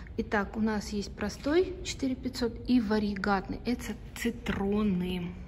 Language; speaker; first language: Russian; native; Russian